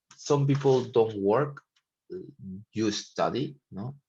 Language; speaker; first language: English; non-native, fluent; Spanish